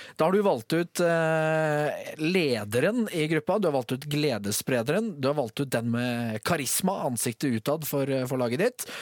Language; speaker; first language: Norwegian; native; Norwegian